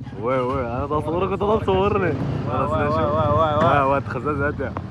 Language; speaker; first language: Arabic; native; Arabic